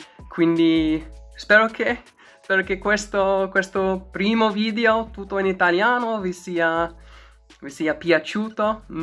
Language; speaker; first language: Italian; non-native, learner; English